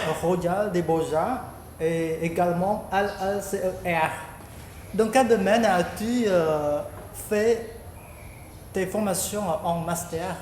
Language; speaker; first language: French; non-native, fluent; Khmer